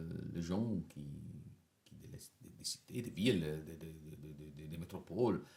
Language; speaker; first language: French; non-native, fluent; Italian